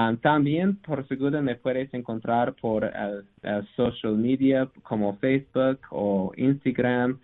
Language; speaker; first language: Spanish; non-native, learner; English